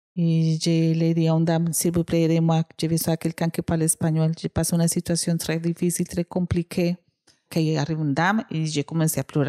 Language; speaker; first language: French; non-native, learner; Spanish